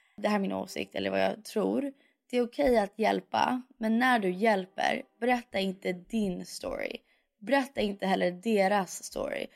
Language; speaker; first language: Swedish; early bilingual, heritage; Swedish